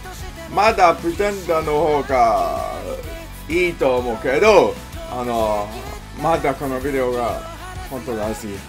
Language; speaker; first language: Japanese; non-native, learner; English